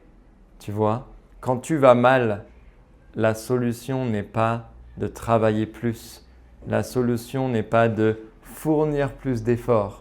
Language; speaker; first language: French; native; French